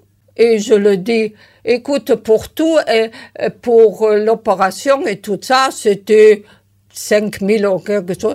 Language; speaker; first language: French; non-native, learner; German